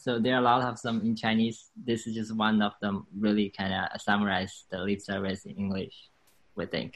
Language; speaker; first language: English; non-native, fluent; Chinese